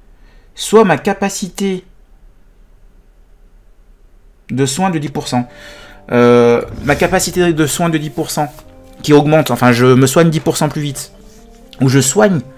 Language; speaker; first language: French; native; French